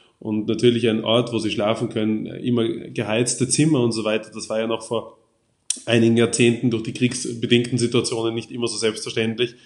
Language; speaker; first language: German; native; German